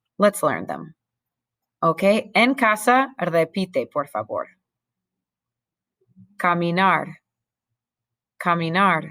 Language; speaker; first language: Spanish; non-native, fluent; English